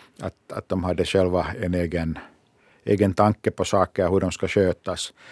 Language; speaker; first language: Swedish; non-native, local second language; Finnish